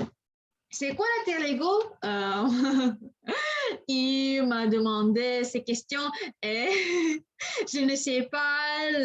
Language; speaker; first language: French; non-native, learner; English